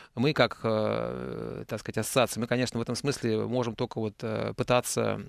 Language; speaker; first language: Russian; native; Russian